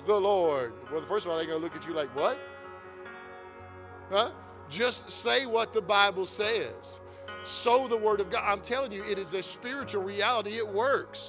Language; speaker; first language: English; native; English